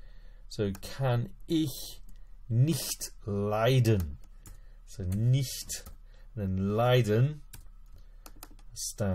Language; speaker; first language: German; non-native, fluent; English